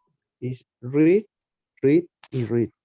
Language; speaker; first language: English; non-native, learner; Spanish